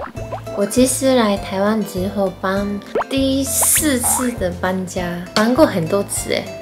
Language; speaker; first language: Chinese; non-native, fluent; Japanese